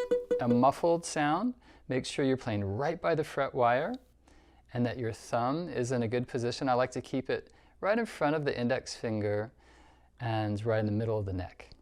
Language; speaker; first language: English; native; English